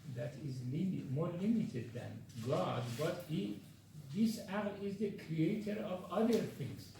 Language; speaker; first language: English; non-native, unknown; Persian